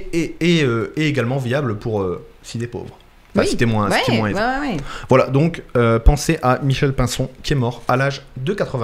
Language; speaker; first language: French; native; French